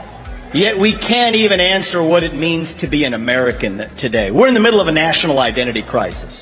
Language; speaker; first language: English; early bilingual, other home language; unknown